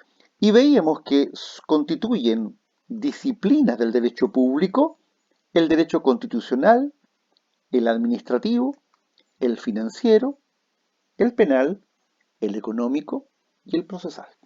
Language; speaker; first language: Spanish; native; Spanish